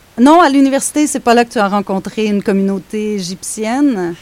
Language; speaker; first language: French; native; French